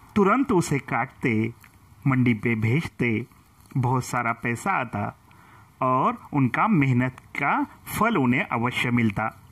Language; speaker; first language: Hindi; non-native, local second language; Marathi